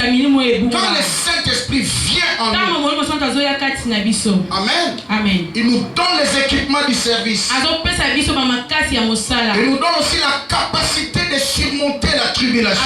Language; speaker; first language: French; non-native, local second language; Lingala